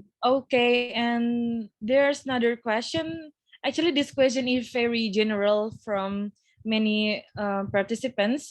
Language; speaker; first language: English; non-native, fluent; Indonesian